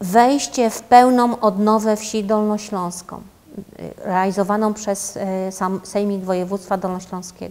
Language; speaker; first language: Polish; native; Polish